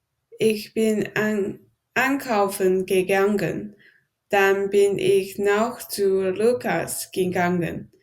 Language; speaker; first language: German; non-native, learner; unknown